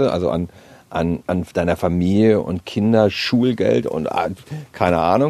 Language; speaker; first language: German; native; German